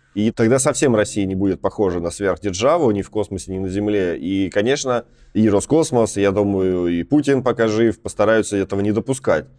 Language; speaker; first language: Russian; native; Russian